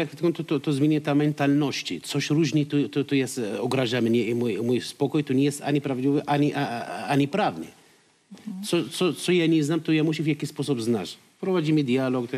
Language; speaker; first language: Polish; non-native, learner; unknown